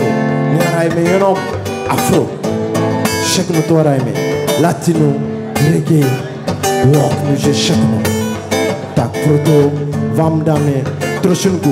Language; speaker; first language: Czech; non-native, learner; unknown